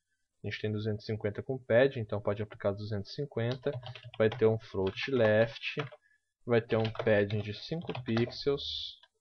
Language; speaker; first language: Portuguese; native; Portuguese